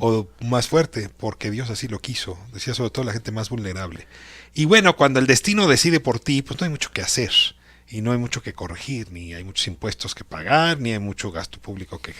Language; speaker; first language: Spanish; native; Spanish